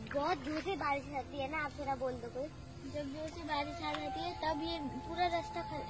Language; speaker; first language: Hindi; non-native, local second language; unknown